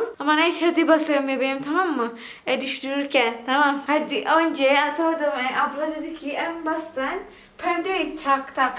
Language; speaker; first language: Turkish; non-native, learner; Indonesian